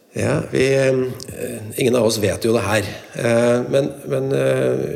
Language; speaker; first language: Norwegian; native; Norwegian